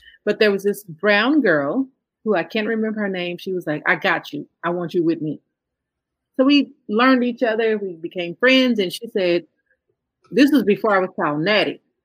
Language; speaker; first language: English; early bilingual, other home language; Spanish